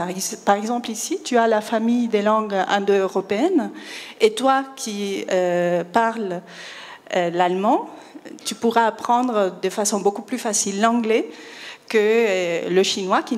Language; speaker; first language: French; non-native, fluent; Spanish